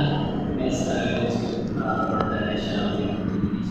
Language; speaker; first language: English; non-native, learner; Indonesian